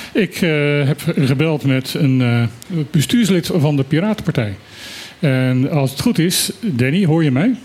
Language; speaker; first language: Dutch; non-native, local second language; Papiamento